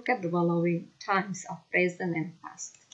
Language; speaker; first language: English; non-native, fluent; Indonesian